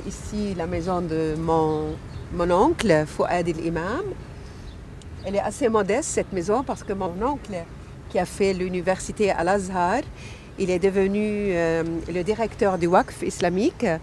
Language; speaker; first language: French; non-native, fluent; Arabic